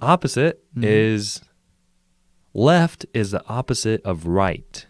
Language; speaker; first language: English; native; English